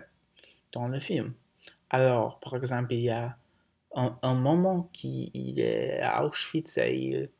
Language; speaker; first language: French; non-native, learner; English